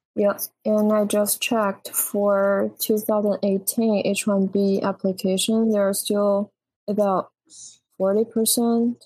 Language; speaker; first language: English; non-native, fluent; Chinese